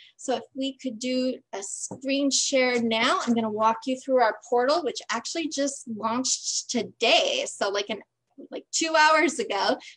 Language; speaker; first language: English; native; English